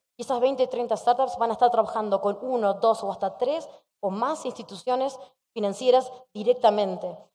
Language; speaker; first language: Spanish; native; Spanish